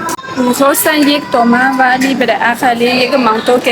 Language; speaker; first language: Persian; non-native, learner; Chinese